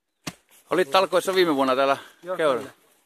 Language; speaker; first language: Finnish; native; Finnish